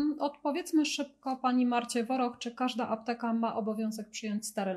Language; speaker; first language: Polish; native; Polish